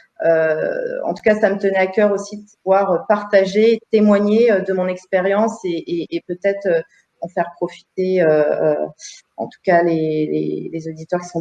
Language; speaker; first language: French; native; French